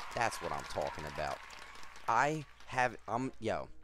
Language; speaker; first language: English; native; English